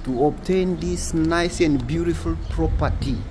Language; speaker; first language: English; non-native, local second language; Swahili